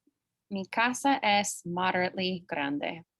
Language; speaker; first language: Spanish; non-native, learner; English